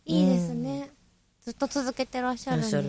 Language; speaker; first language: Japanese; native; Japanese